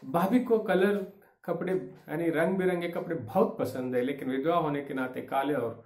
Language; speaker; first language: Hindi; non-native, local second language; Kannada